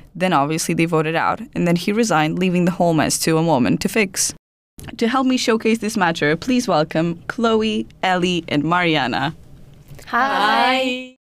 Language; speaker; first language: English; non-native, fluent; Portuguese